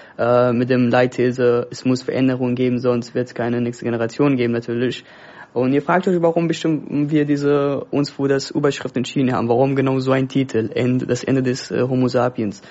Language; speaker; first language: German; non-native, fluent; Persian